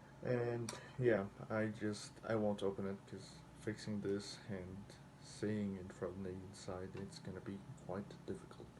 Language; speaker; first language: English; non-native, fluent; Spanish